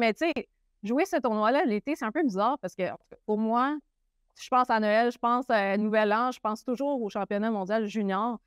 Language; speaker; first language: French; native; French